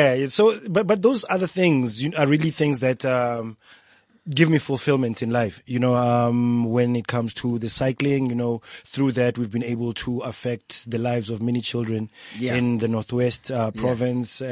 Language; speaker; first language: English; non-native, local second language; Tswana